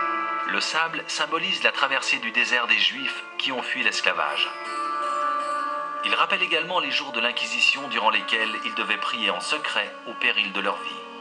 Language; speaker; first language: French; native; French